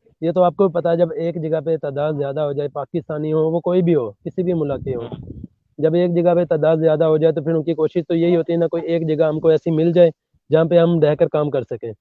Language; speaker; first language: Urdu; non-native, local second language; Punjabi